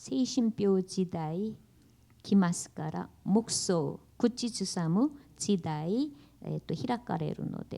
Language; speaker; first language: Japanese; non-native, learner; Korean